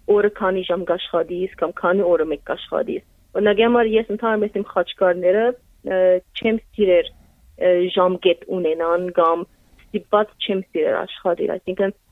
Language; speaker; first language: Armenian; early bilingual, heritage; Armenian